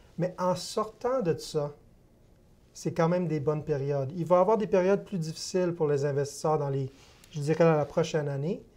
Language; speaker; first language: French; native; French